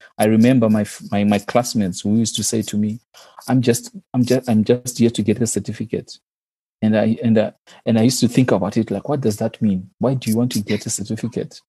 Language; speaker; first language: English; non-native, local second language; Shona